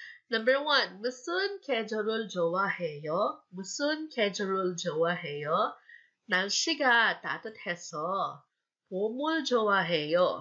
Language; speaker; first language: Korean; non-native, fluent; Filipino